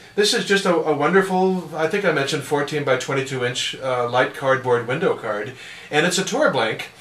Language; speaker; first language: English; native; English